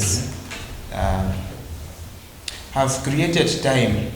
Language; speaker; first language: English; non-native, local second language; Bemba